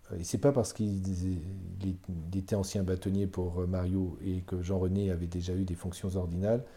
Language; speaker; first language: French; native; French